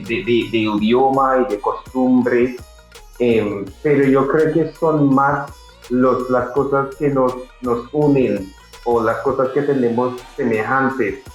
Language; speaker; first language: Spanish; non-native, fluent; English